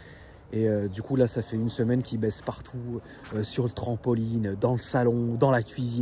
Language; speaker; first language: French; native; French